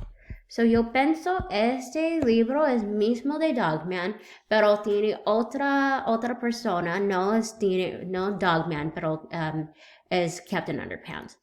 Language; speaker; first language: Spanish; non-native, learner; English